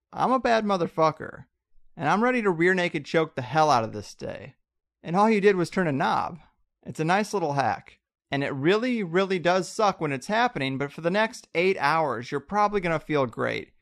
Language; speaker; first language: English; native; English